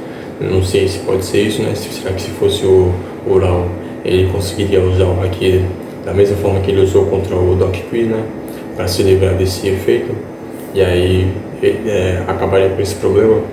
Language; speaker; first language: Portuguese; native; Portuguese